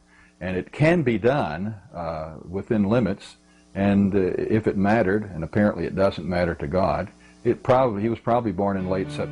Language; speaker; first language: English; native; English